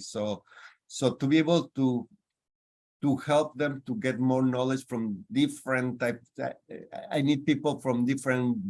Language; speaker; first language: English; non-native, fluent; Spanish